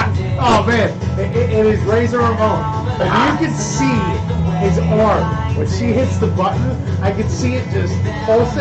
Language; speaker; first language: English; native; English